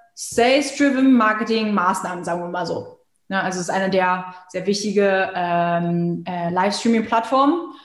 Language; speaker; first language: German; non-native, fluent; Chinese